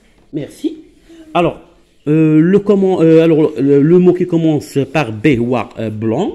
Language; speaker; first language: French; non-native, local second language; Arabic